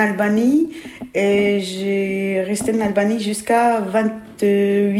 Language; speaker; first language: French; non-native, learner; Albanian